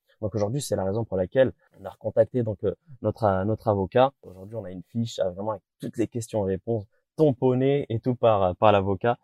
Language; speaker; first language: French; native; French